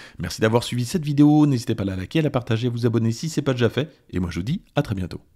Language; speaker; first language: French; native; French